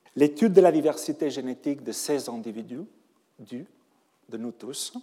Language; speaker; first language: French; non-native, fluent; Spanish